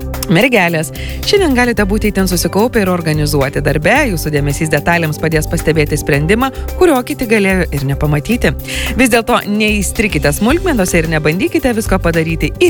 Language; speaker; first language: Lithuanian; native; Lithuanian